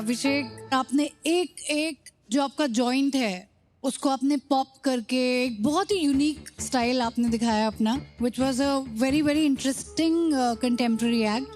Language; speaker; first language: Hindi; native; Hindi